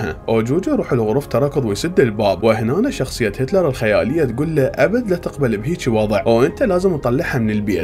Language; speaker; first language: Arabic; native; Arabic